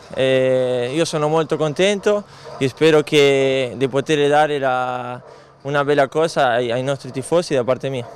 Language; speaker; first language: Italian; non-native, fluent; Spanish